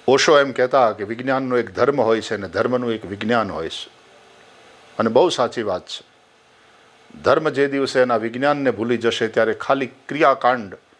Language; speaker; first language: Gujarati; native; Gujarati